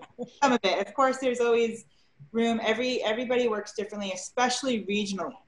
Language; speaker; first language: English; native; English